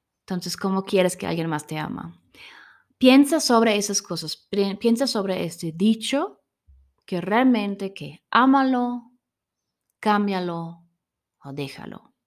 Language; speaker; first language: Spanish; non-native, learner; German